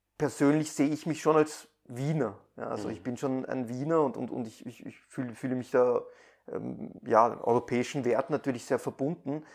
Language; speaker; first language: German; early bilingual, other home language; Persian